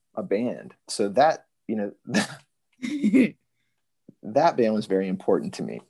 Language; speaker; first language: English; native; English